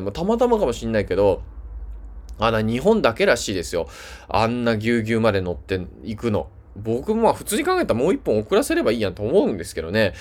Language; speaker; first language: Japanese; native; Japanese